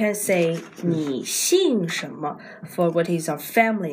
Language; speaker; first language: English; non-native, fluent; Chinese